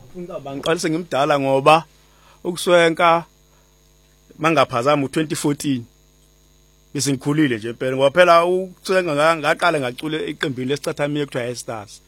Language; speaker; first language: Zulu; non-native, local second language; Xhosa